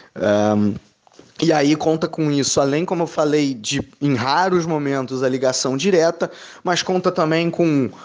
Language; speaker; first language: Portuguese; native; Portuguese